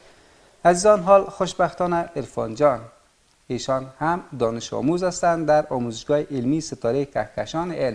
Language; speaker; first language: Persian; native; Persian